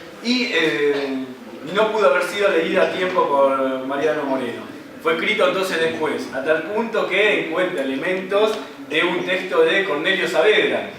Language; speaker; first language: Spanish; native; Spanish